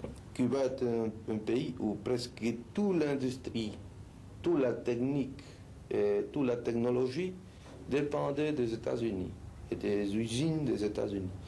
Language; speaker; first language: French; non-native, learner; Spanish